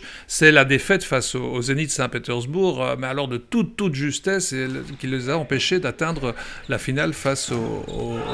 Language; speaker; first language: French; native; French